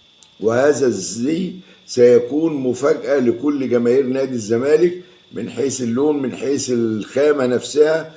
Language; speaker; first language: Arabic; native; Arabic